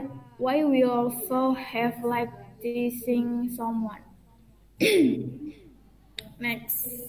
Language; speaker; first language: English; non-native, learner; Indonesian